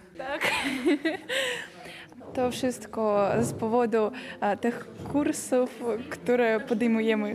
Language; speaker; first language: Polish; non-native, learner; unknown